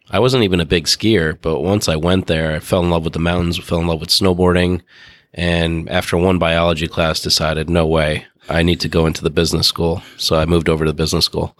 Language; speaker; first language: English; native; English